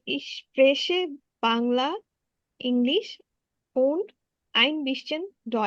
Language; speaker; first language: German; non-native, learner; Bangla